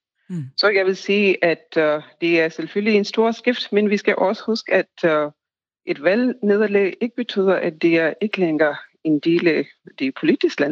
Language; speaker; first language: Danish; non-native, fluent; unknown